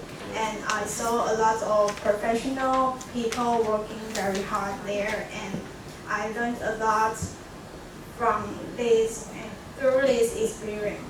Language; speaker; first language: English; non-native, learner; Chinese